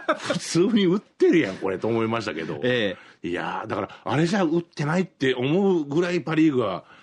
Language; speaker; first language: Japanese; native; Japanese